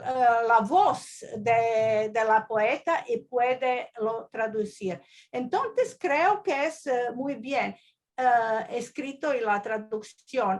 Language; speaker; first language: Spanish; non-native, learner; Croatian